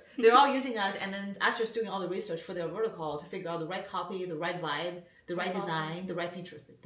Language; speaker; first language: English; non-native, fluent; Chinese